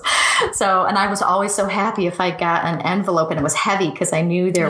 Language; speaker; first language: English; native; English